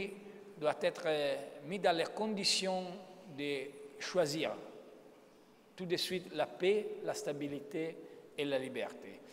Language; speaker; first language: French; non-native, fluent; Italian